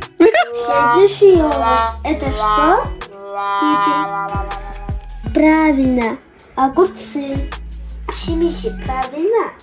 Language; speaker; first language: Russian; non-native, local second language; Kyrgyz